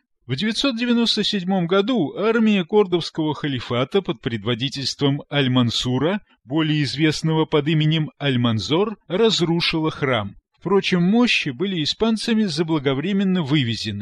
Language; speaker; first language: Russian; native; Russian